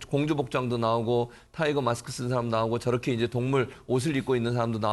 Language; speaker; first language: Korean; native; Korean